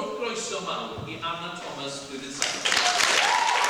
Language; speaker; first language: Welsh; native; Welsh